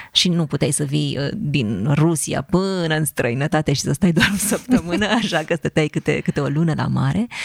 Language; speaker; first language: Romanian; native; Romanian